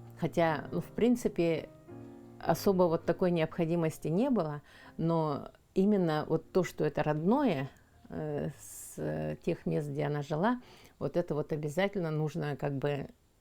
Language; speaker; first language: Russian; non-native, local second language; Yakut